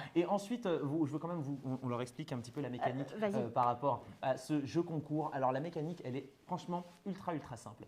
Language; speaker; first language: French; native; French